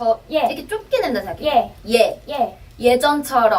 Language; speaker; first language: Korean; native; Korean